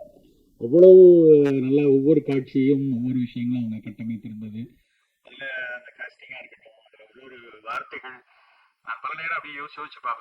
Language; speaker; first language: Tamil; native; Tamil